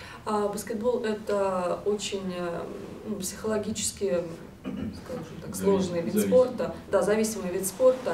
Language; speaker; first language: Russian; native; Russian